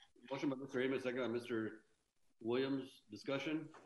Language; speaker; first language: English; early bilingual, other home language; Spanish